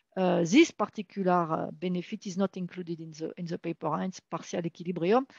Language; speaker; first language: English; non-native, fluent; French